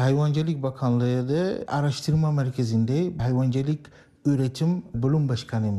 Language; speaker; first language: Turkish; non-native, learner; Arabic